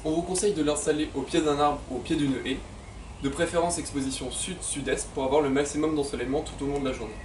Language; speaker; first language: French; native; French